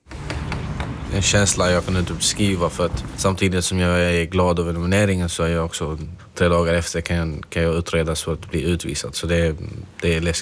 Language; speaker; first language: Swedish; non-native, fluent; Arabic